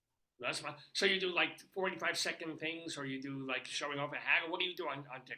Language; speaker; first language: English; native; English